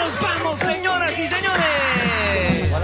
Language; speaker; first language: Spanish; non-native, learner; Japanese